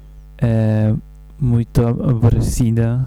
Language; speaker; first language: Portuguese; non-native, learner; English